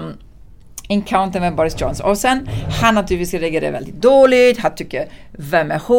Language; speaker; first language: Swedish; non-native, fluent; Italian